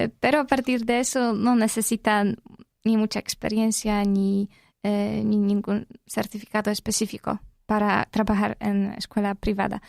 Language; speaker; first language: Spanish; non-native, fluent; Polish